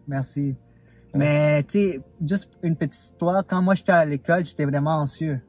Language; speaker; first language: French; non-native, fluent; Spanish